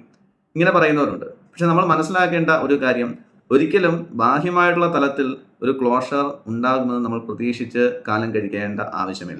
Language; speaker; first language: Malayalam; native; Malayalam